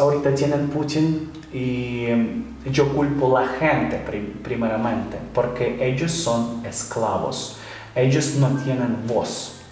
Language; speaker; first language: Spanish; non-native, fluent; Ukrainian